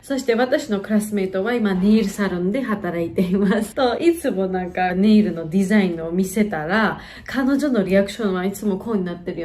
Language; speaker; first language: Japanese; non-native, fluent; Georgian